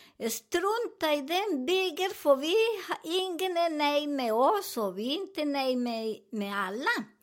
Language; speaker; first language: Swedish; non-native, learner; Spanish